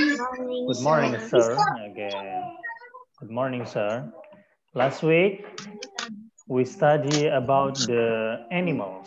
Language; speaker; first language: English; non-native, learner; Indonesian